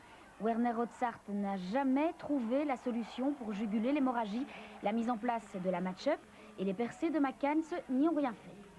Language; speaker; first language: French; native; French